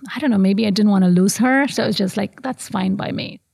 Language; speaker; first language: English; non-native, local second language; Tamil